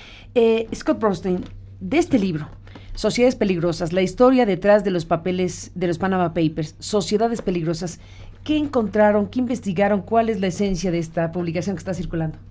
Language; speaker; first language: Spanish; native; Spanish